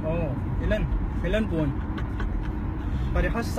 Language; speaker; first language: Filipino; non-native, fluent; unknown